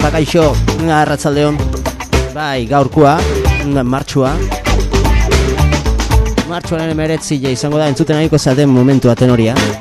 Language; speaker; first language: Basque; native; Basque